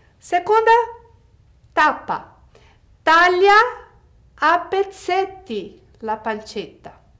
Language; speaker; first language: Italian; non-native, fluent; Portuguese